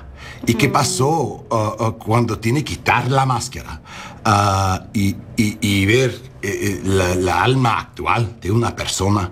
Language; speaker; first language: Spanish; non-native, learner; English